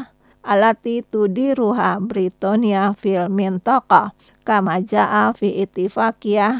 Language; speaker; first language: Arabic; non-native, fluent; Indonesian